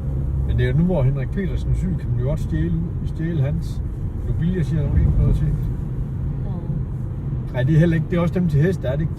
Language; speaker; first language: Danish; native; Danish